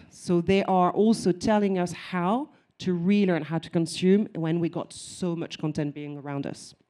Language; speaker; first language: English; non-native, fluent; French